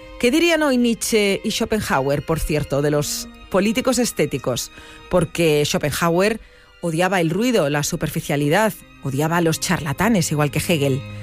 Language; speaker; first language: Spanish; native; Spanish